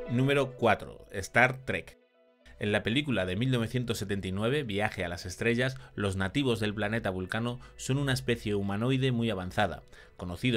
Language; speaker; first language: Spanish; native; Spanish